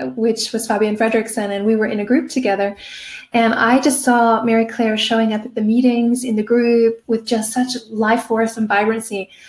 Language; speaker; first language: English; native; English